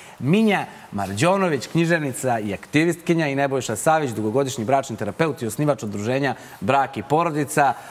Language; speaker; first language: Bosnian; native; Bosnian